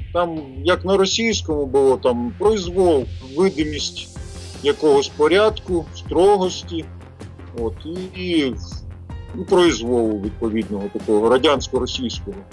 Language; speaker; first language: Ukrainian; non-native, local second language; Russian